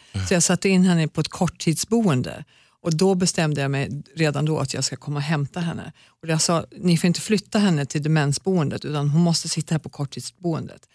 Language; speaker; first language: Swedish; native; Swedish